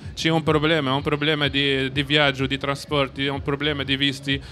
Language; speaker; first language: Italian; non-native, fluent; Arabic